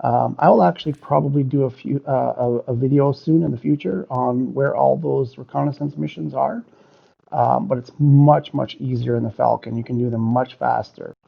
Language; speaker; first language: English; native; English